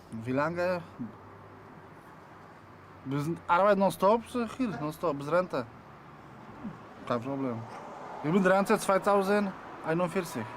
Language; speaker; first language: German; non-native, learner; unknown